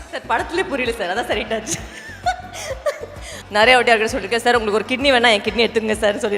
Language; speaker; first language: Tamil; native; Tamil